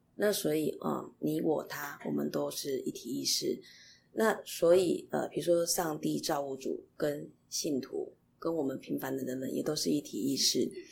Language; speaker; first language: Chinese; native; Chinese